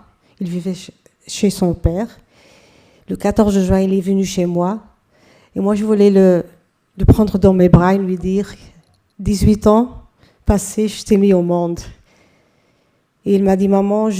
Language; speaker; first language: French; non-native, fluent; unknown